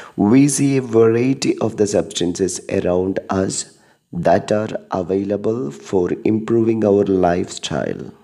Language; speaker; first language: English; non-native, local second language; Malayalam